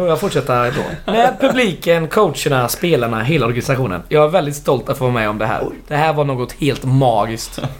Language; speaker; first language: Swedish; native; Swedish